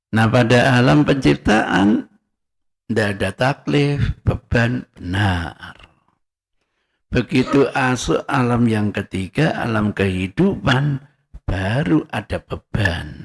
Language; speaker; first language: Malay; non-native, local second language; Javanese